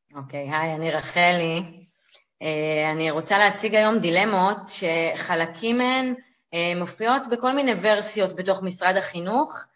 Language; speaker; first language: Hebrew; native; Hebrew